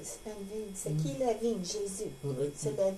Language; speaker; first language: French; non-native, learner; English